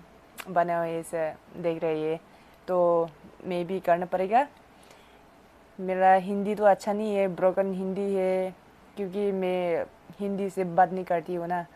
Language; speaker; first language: Hindi; non-native, local second language; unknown